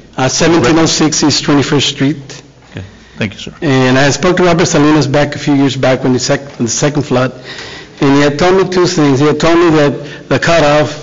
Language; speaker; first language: English; native; English